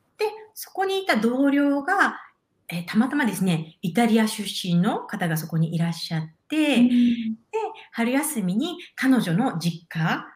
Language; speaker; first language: Japanese; native; Japanese